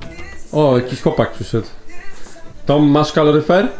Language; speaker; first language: Polish; native; Polish